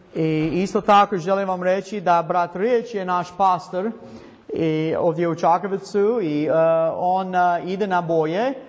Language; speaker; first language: Croatian; non-native, learner; English